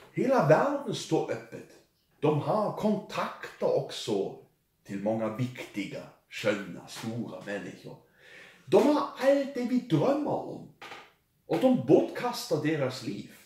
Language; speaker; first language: Swedish; non-native, fluent; German